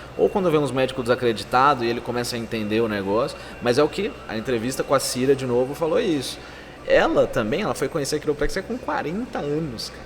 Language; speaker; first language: Portuguese; native; Portuguese